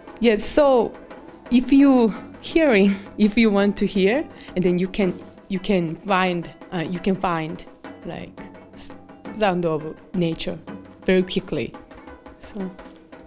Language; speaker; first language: English; non-native, learner; Korean